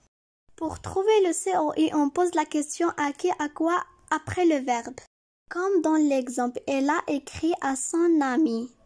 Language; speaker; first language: French; non-native, local second language; Arabic